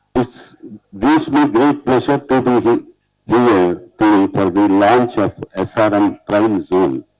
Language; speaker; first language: English; non-native, local second language; Tamil